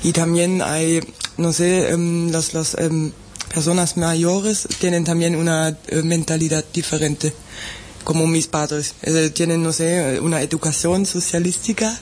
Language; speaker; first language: Spanish; non-native, fluent; German